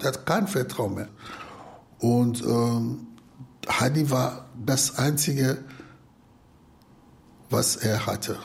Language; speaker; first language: German; non-native, fluent; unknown